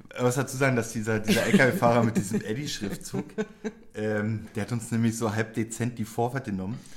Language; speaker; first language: German; early bilingual, other home language; Polish